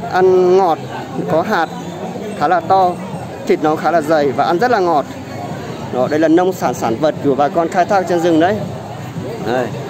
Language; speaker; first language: Vietnamese; native; Vietnamese